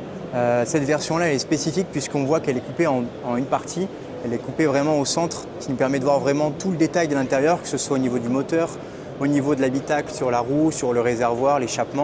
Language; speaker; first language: French; native; French